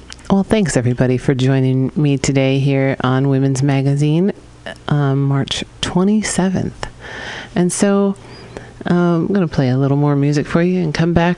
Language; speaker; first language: English; native; English